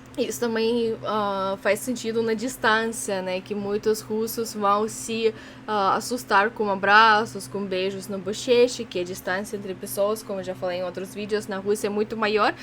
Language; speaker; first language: Portuguese; non-native, fluent; Russian